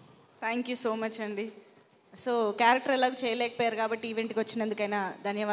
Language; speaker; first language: Telugu; native; Telugu